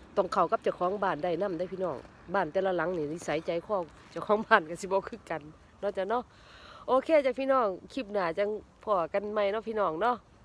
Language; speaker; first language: Thai; native; Thai